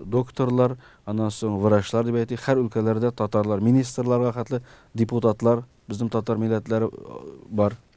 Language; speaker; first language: Tatar; early bilingual, heritage; Tatar